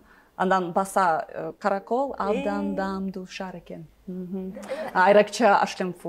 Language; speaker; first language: Kyrgyz; non-native, learner; English